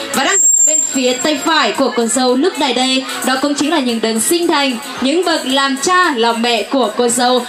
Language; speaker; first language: Vietnamese; non-native, local second language; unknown